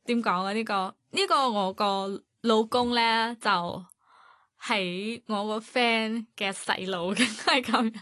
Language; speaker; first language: Cantonese; non-native, fluent; Thai